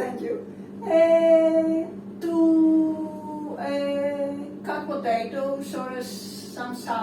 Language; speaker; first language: English; non-native, learner; Greek